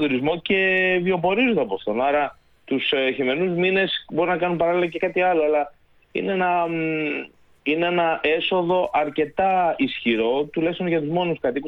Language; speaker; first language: Greek; native; Greek